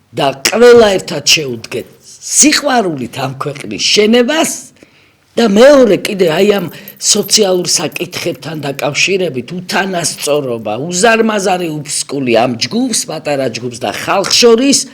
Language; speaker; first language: Georgian; native; Georgian